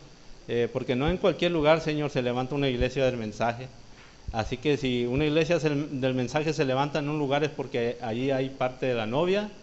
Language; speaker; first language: Spanish; native; Spanish